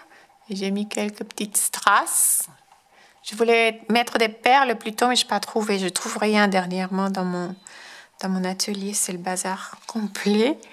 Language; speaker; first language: French; non-native, fluent; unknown